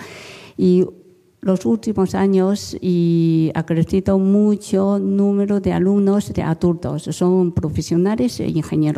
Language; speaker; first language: Spanish; non-native, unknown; Chinese